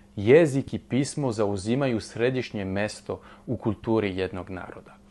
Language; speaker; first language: Bosnian; non-native, fluent; French